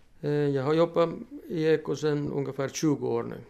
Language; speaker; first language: Swedish; non-native, fluent; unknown